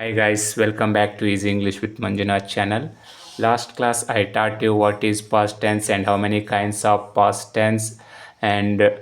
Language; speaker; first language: English; non-native, local second language; Kannada